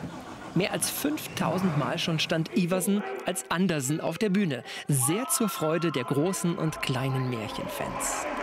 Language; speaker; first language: German; native; German